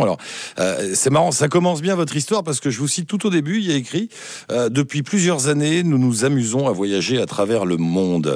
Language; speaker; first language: French; native; French